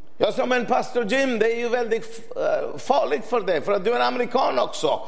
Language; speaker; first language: Swedish; non-native, fluent; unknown